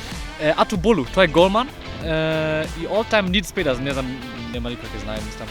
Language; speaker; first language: Macedonian; non-native, learner; German